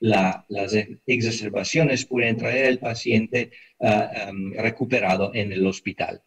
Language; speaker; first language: Spanish; non-native, fluent; Italian